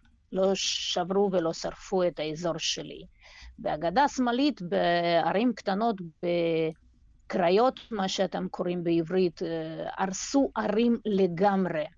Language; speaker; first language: Hebrew; non-native, fluent; Russian